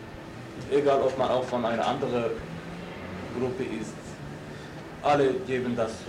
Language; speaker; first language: German; non-native, fluent; Turkish